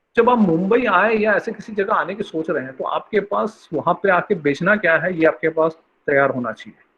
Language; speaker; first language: Hindi; non-native, local second language; Bangla